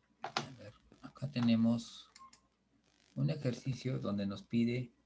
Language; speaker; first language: Spanish; native; Spanish